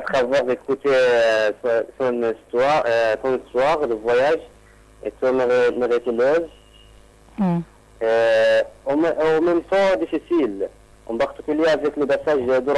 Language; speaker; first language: French; non-native, learner; Arabic